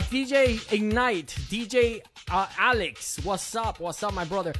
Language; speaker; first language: English; early bilingual, other home language; Spanish